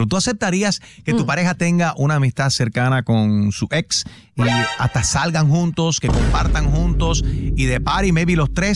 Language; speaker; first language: Spanish; native; Spanish